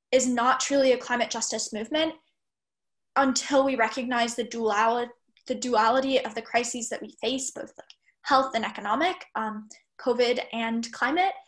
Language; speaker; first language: English; native; English